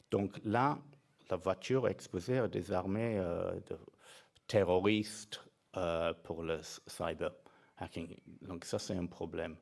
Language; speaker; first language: French; non-native, fluent; English